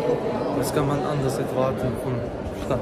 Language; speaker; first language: German; non-native, learner; Arabic